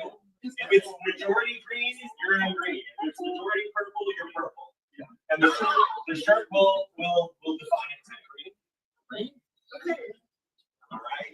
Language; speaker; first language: English; native; English